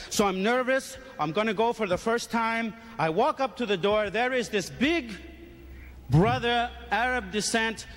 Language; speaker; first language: English; native; English